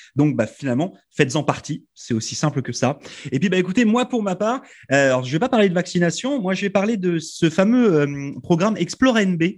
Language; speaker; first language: French; native; French